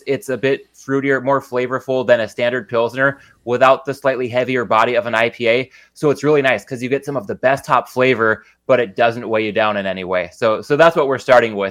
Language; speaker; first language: English; native; English